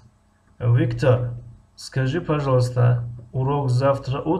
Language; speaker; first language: Russian; non-native, fluent; Tajik